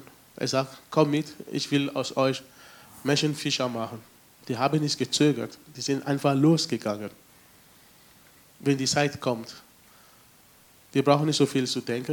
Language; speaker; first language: German; non-native, fluent; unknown